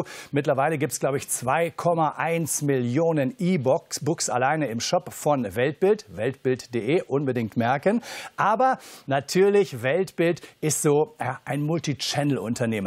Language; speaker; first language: German; native; German